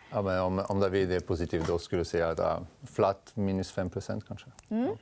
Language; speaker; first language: Swedish; non-native, fluent; French